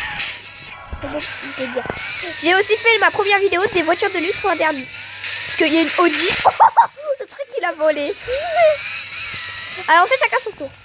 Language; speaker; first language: French; native; French